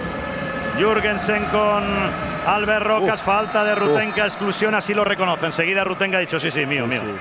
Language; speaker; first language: Spanish; native; Spanish